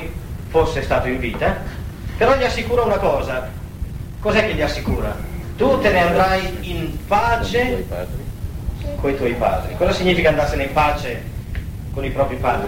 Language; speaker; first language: Italian; native; Italian